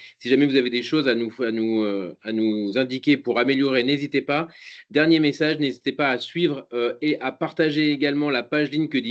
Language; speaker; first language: French; native; French